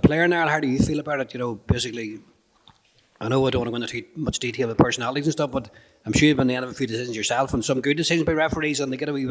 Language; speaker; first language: English; native; English